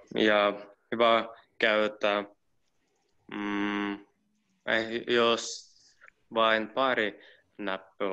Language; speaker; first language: Finnish; non-native, learner; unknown